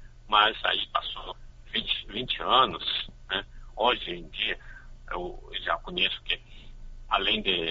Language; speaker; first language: Portuguese; non-native, fluent; Chinese